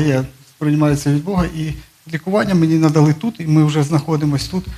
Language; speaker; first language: Ukrainian; non-native, local second language; Russian